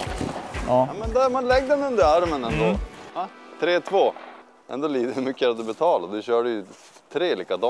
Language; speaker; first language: Swedish; native; Swedish